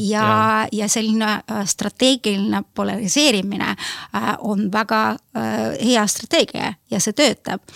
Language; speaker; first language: Estonian; non-native, local second language; Russian